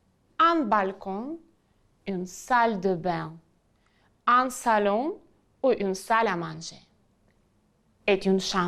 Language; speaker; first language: French; non-native, fluent; Ukrainian